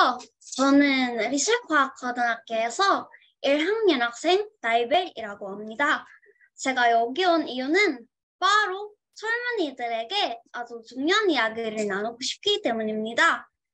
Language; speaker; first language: Korean; non-native, learner; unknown